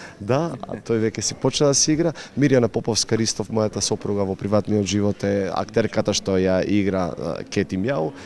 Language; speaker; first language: Macedonian; native; Macedonian